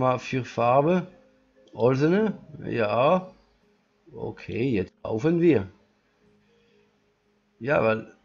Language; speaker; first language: German; non-native, learner; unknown